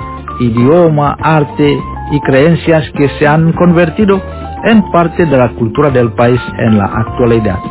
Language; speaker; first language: Spanish; non-native, fluent; Indonesian